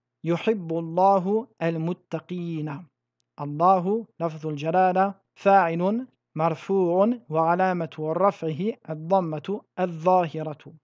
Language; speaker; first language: Arabic; non-native, fluent; French